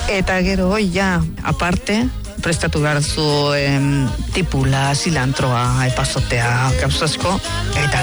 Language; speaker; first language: Basque; early bilingual, heritage; Spanish